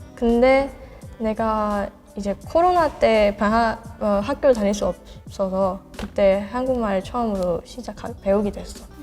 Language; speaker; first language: Korean; non-native, fluent; Burmese